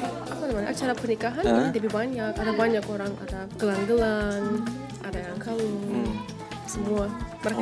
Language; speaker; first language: Indonesian; non-native, fluent; Turkish